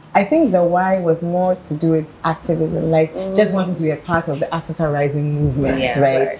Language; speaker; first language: English; non-native, local second language; Ga